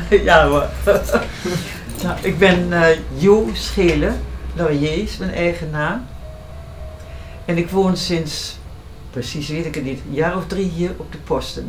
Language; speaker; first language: Dutch; native; Dutch